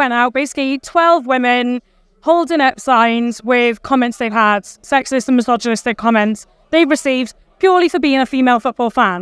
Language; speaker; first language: English; native; English